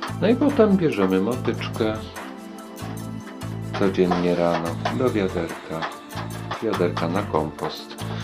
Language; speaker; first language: Polish; native; Polish